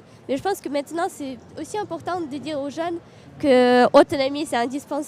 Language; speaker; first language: French; non-native, fluent; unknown